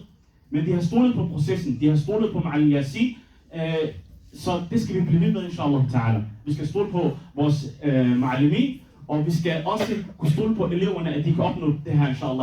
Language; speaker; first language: Danish; early bilingual, other home language; Somali